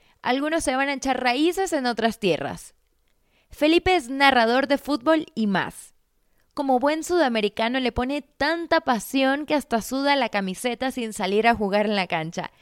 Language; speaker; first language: Spanish; native; Spanish